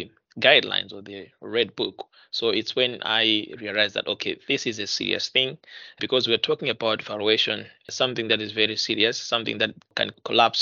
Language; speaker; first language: English; non-native, local second language; Nyanja